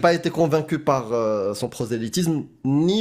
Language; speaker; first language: French; native; French